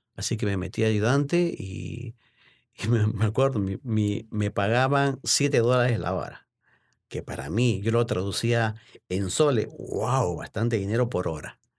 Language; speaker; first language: Spanish; native; Spanish